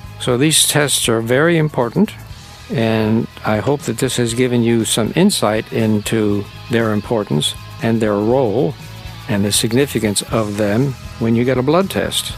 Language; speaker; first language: English; native; English